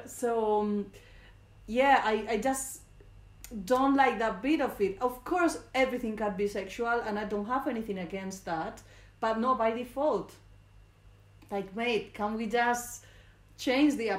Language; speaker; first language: English; non-native, fluent; Spanish